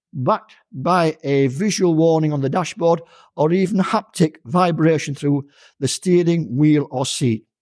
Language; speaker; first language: English; native; English